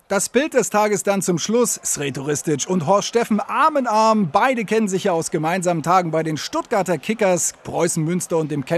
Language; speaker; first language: German; native; German